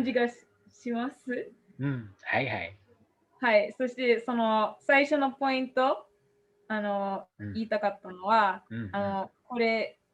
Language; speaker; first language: Japanese; non-native, fluent; English